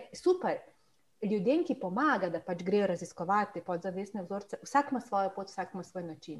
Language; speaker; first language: Slovenian; native; Slovenian